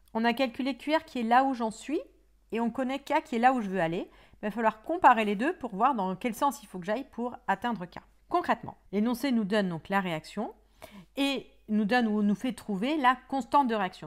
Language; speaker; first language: French; native; French